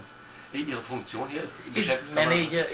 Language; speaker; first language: German; native; German